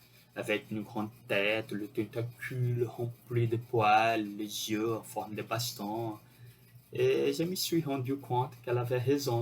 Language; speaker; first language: French; non-native, fluent; Portuguese